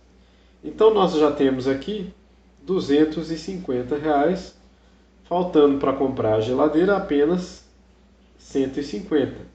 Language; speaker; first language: Portuguese; native; Portuguese